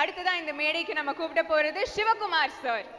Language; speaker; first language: Tamil; native; Tamil